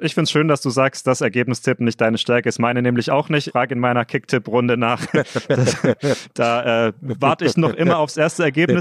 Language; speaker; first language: German; native; German